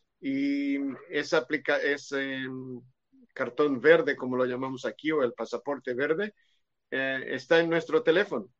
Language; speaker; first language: Spanish; non-native, fluent; Hebrew